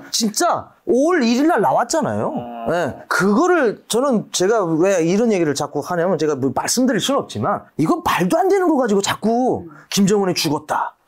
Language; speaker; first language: Korean; native; Korean